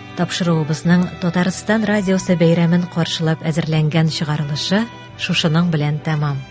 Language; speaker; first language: Tatar; native; Tatar